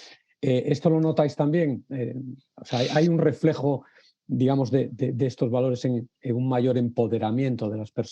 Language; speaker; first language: Spanish; native; Spanish